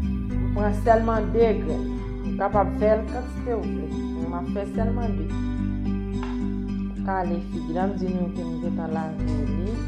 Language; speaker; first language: French; non-native, learner; Haitian Creole